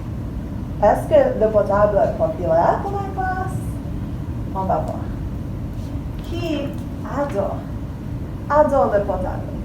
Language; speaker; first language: French; non-native, fluent; English